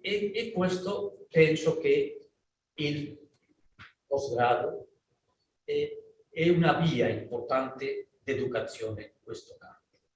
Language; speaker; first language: Italian; non-native, learner; Spanish